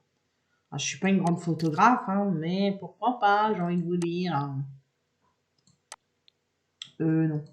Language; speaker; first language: French; native; French